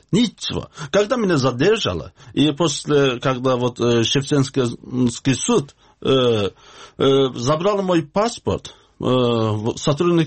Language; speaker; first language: Russian; non-native, learner; Azerbaijani